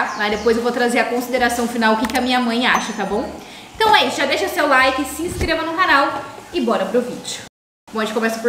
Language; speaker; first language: Portuguese; native; Portuguese